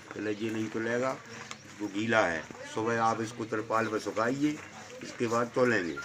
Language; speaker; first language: Hindi; native; Hindi